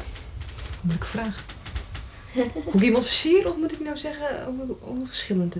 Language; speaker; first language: Dutch; native; Dutch